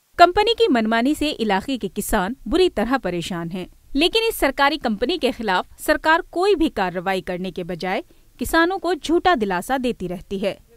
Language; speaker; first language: Hindi; native; Hindi